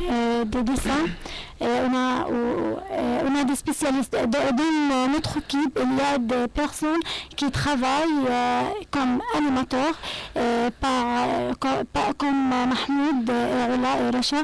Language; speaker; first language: French; non-native, fluent; Arabic